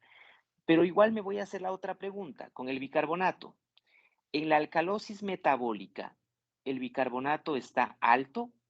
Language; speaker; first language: Spanish; native; Spanish